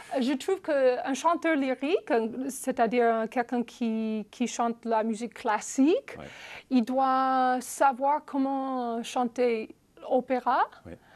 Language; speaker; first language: French; non-native, fluent; English